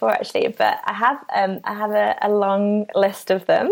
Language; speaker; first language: English; native; English